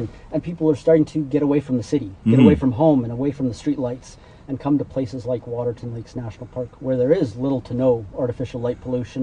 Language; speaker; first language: English; native; English